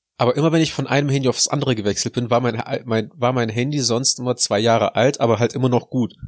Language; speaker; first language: German; early bilingual, other home language; Russian